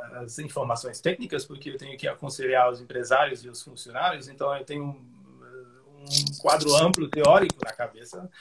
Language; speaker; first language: Portuguese; non-native, fluent; German